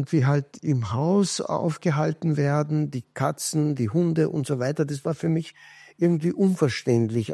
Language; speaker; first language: German; non-native, fluent; Kurdish